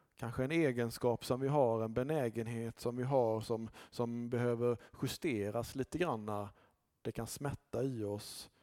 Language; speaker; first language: Swedish; native; Swedish